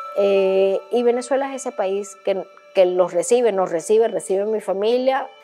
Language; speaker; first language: Spanish; native; Spanish